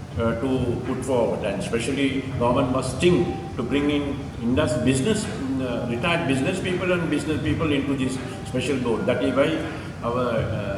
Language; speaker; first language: English; non-native, local second language; Sinhala